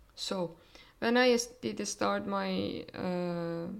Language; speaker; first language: English; non-native, fluent; Persian